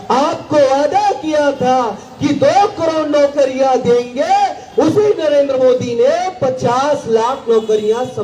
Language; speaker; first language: Hindi; non-native, local second language; Marathi